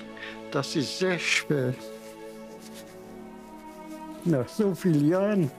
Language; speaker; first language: German; non-native, fluent; Polish